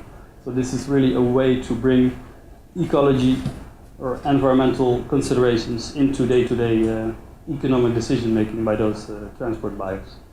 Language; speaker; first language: English; non-native, fluent; Dutch